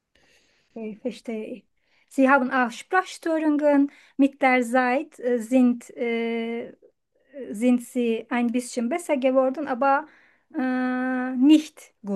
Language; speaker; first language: German; non-native, learner; Turkish